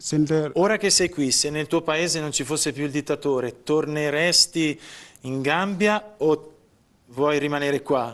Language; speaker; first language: Italian; native; Italian